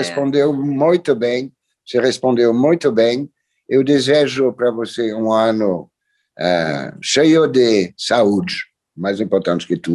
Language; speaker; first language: Portuguese; non-native, fluent; French